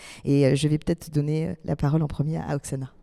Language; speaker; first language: French; native; French